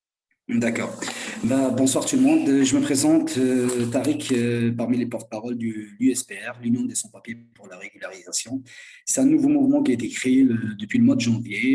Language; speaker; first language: French; non-native, fluent; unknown